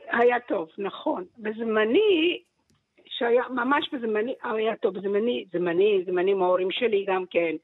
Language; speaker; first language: Hebrew; early bilingual, other home language; Persian